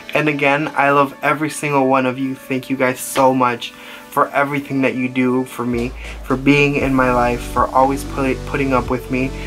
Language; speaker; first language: English; early bilingual, other home language; Spanish